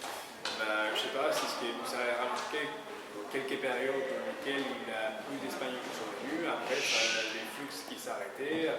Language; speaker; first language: French; non-native, fluent; Spanish